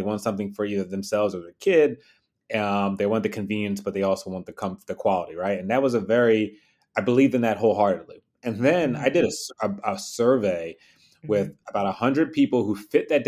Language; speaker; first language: English; native; English